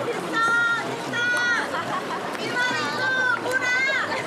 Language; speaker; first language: Indonesian; non-native, learner; Korean